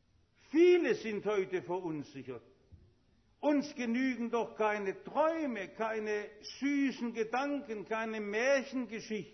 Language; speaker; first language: German; native; German